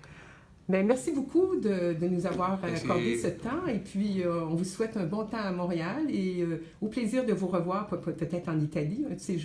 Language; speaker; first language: French; native; French